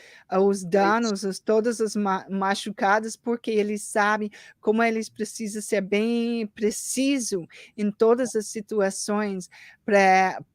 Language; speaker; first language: Portuguese; early bilingual, heritage; English